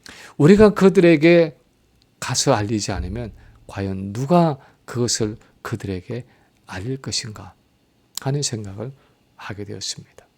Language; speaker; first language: Korean; native; Korean